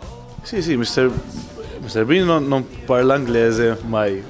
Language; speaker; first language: Italian; non-native, learner; Maltese